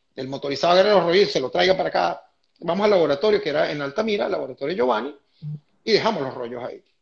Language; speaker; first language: Spanish; native; Spanish